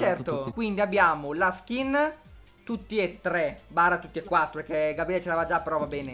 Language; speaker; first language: Italian; native; Italian